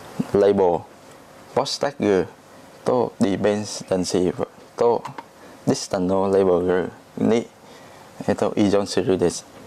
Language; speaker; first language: Japanese; non-native, learner; Vietnamese